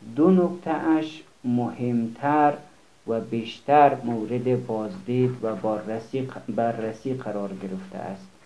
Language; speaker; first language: Persian; native; Persian